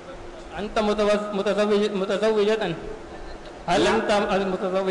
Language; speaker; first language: Arabic; non-native, learner; Urdu